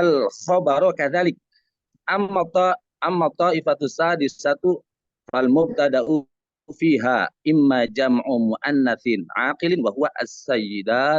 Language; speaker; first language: Arabic; non-native, learner; Indonesian